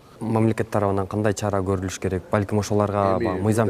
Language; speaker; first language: Kyrgyz; native; Kyrgyz